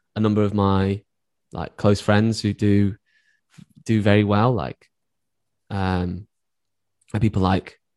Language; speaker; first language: English; native; English